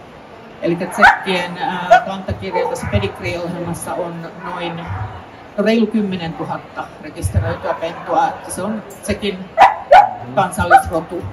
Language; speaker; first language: Finnish; native; Finnish